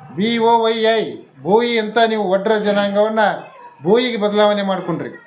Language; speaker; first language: Kannada; native; Kannada